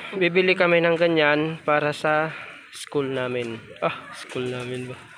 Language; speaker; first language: Filipino; non-native, local second language; Cebuano